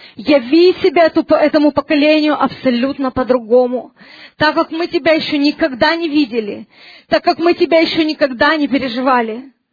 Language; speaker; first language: Russian; early bilingual, heritage; Russian